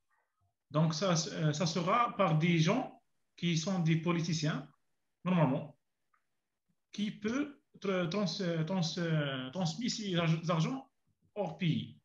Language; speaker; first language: French; non-native, learner; Arabic